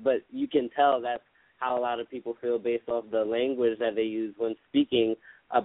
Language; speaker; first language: English; native; English